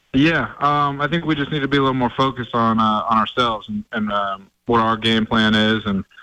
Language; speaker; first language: English; native; English